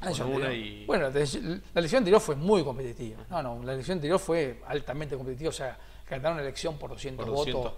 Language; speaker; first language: Spanish; native; Spanish